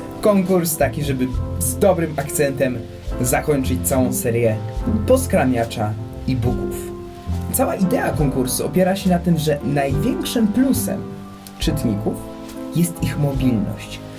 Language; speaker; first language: Polish; native; Polish